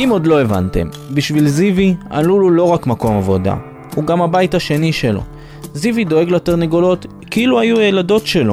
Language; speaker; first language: Hebrew; native; Hebrew